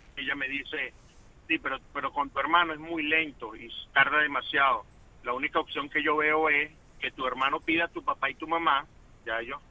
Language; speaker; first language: Spanish; native; Spanish